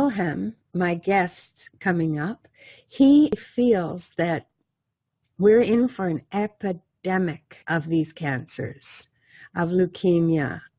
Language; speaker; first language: English; native; English